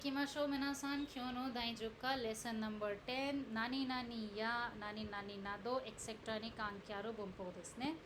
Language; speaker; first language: Japanese; non-native, fluent; Hindi